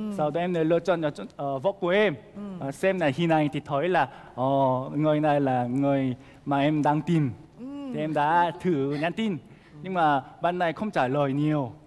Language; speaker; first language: Vietnamese; non-native, fluent; Korean